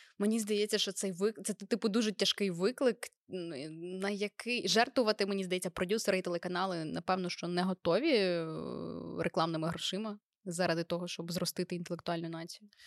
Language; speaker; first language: Ukrainian; native; Ukrainian